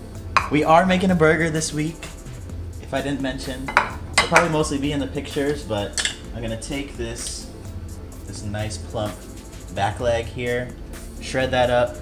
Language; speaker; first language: English; native; English